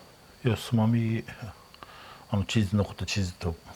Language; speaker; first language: Japanese; non-native, fluent; Kurdish